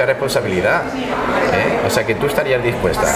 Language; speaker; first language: Spanish; native; Spanish